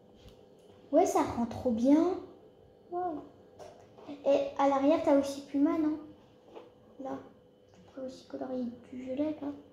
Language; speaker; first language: French; early bilingual, other home language; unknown